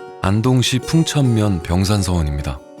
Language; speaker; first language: Korean; native; Korean